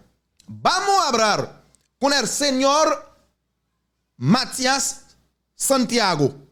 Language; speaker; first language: Spanish; non-native, learner; Haitian Creole